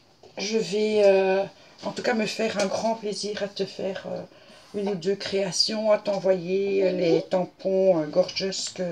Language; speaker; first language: French; native; French